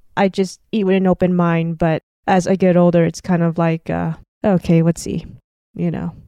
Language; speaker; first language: English; native; English